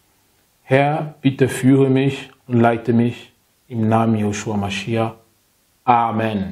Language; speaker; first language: German; non-native, fluent; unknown